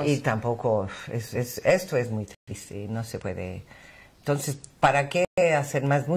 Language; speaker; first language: Spanish; non-native, fluent; English